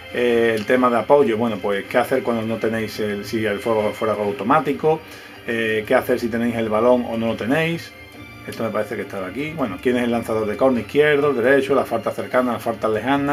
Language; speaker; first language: Spanish; native; Spanish